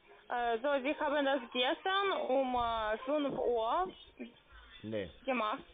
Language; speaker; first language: German; non-native, learner; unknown